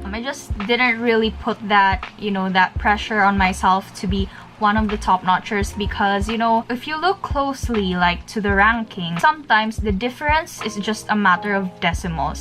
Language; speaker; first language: English; non-native, local second language; Filipino